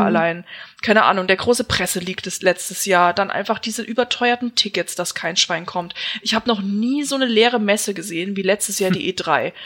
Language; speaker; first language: German; native; German